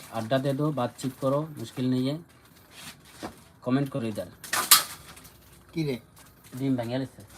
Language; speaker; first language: Hindi; non-native, learner; Bangla